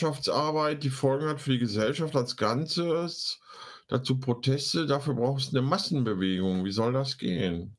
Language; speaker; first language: German; native; German